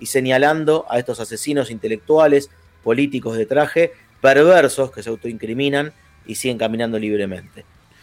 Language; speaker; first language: Spanish; native; Spanish